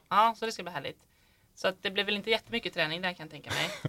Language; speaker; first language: Swedish; native; Swedish